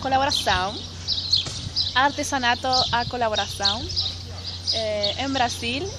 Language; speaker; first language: Spanish; native; Spanish